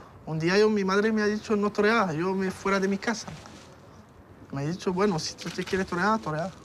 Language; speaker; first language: Spanish; non-native, learner; French